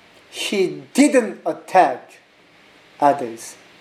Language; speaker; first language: English; non-native, learner; Korean